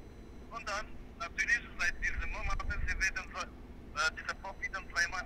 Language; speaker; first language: German; non-native, learner; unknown